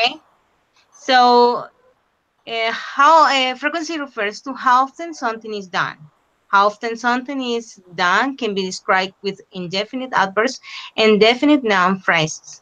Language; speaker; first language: English; non-native, fluent; Spanish